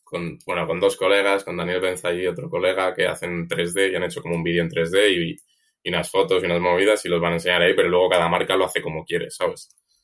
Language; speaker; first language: Spanish; native; Spanish